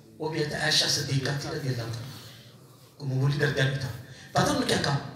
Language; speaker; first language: Urdu; non-native, local second language; Punjabi